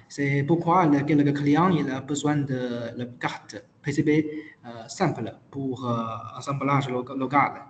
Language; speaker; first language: French; non-native, learner; Chinese